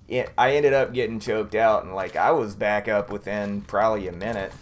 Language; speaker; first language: English; native; English